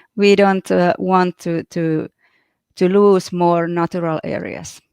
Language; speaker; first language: English; non-native, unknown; Finnish